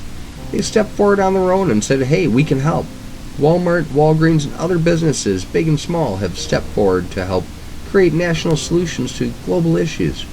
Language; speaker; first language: English; native; English